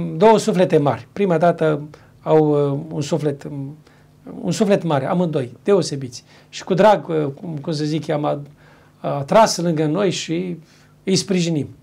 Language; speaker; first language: Romanian; native; Romanian